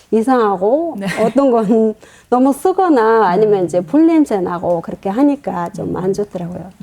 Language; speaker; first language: Korean; non-native, fluent; Mongolian